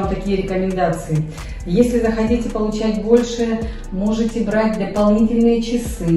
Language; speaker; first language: Russian; native; Russian